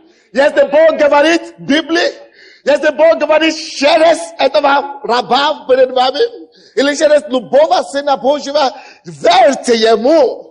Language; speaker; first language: Russian; non-native, fluent; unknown